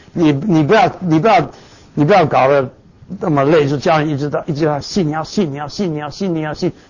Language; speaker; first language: Chinese; non-native, fluent; English